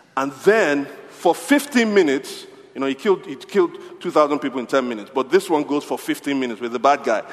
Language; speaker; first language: English; non-native, local second language; Yoruba